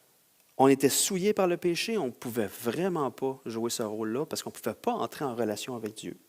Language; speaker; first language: French; native; French